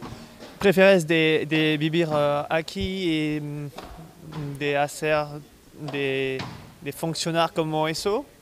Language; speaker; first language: Spanish; non-native, learner; French